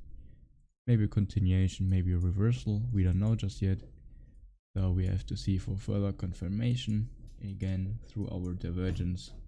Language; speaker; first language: English; non-native, fluent; German